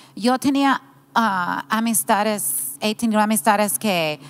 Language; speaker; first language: Spanish; non-native, fluent; English